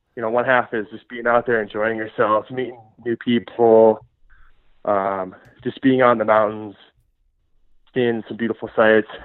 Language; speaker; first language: English; native; English